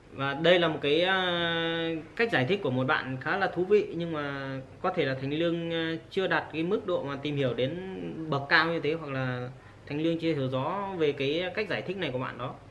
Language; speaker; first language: Vietnamese; non-native, local second language; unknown